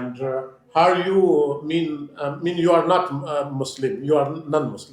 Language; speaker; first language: English; non-native, learner; Persian